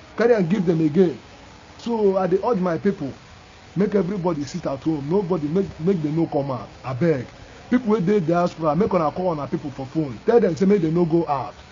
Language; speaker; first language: Nigerian Pidgin; non-native, local second language; Igbo